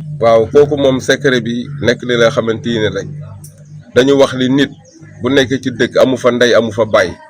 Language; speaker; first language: Wolof; non-native, local second language; Fula